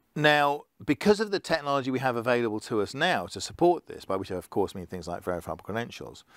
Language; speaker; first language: English; native; English